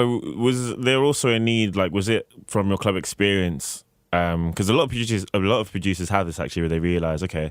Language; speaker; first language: English; native; English